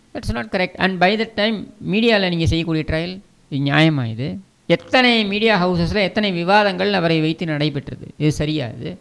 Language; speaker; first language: Tamil; native; Tamil